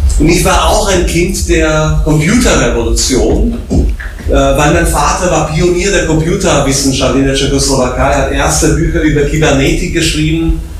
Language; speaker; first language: German; non-native, fluent; Slovak